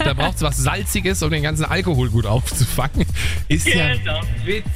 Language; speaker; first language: German; native; German